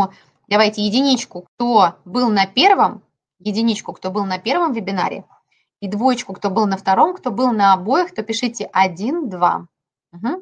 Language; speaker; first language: Russian; native; Russian